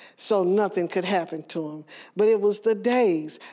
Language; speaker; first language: English; native; English